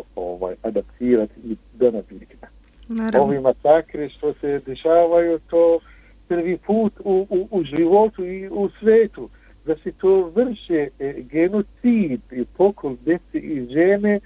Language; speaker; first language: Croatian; non-native, fluent; Arabic